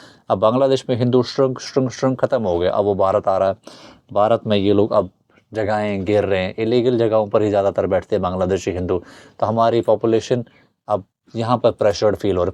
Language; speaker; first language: Hindi; native; Hindi